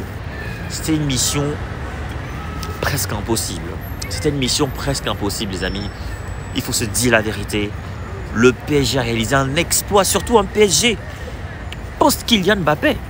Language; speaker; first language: French; native; French